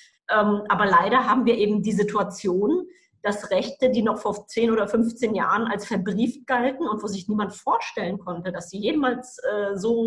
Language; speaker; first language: German; native; German